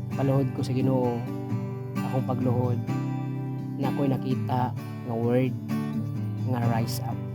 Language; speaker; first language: Cebuano; non-native, local second language; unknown